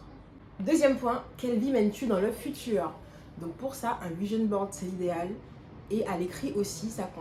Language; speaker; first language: French; native; French